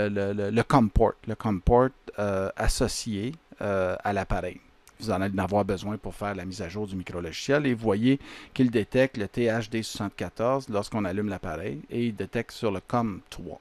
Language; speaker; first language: French; native; French